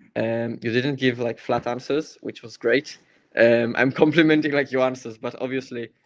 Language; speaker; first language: English; non-native, fluent; Hebrew